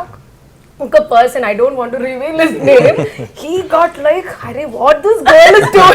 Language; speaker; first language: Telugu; non-native, learner; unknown